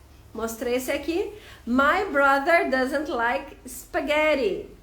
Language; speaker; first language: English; non-native, fluent; Portuguese